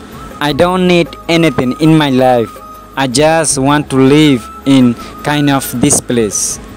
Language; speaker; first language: English; non-native, local second language; Rohingya